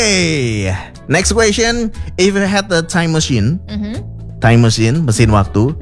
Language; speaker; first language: English; non-native, learner; Indonesian